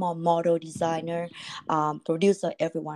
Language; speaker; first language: English; non-native, fluent; Vietnamese